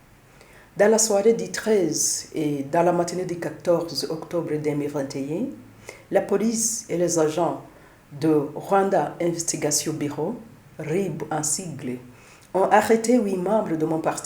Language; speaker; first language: French; non-native, local second language; Kinyarwanda